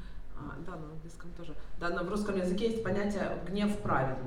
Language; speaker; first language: Russian; native; Russian